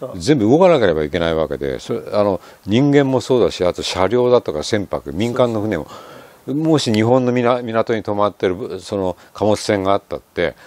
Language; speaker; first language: Japanese; native; Japanese